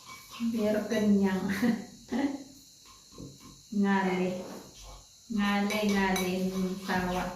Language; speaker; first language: Indonesian; non-native, learner; Filipino